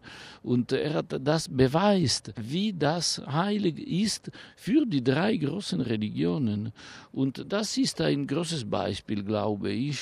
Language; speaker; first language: German; non-native, fluent; Italian